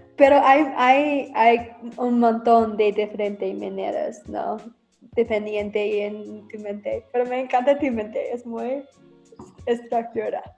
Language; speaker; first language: Spanish; non-native, learner; English